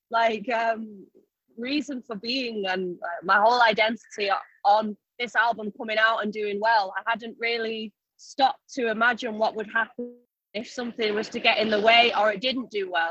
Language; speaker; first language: English; native; English